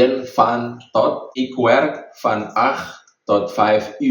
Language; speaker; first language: Dutch; non-native, fluent; Indonesian